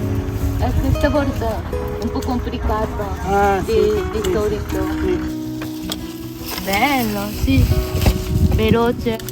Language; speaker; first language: Italian; non-native, fluent; Japanese